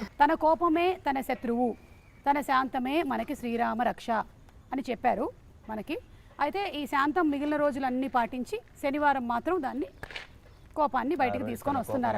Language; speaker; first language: Telugu; native; Telugu